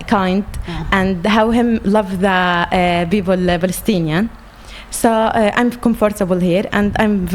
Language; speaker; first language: English; non-native, learner; Arabic